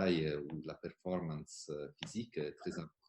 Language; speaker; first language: French; non-native, fluent; Italian